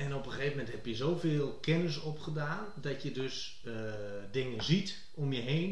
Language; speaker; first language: Dutch; native; Dutch